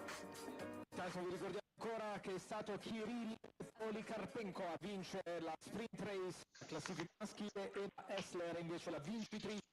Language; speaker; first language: Italian; native; Italian